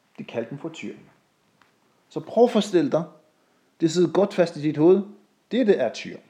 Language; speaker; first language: Danish; non-native, fluent; Arabic